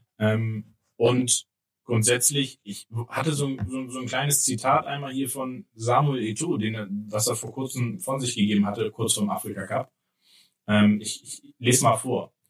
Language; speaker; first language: German; native; German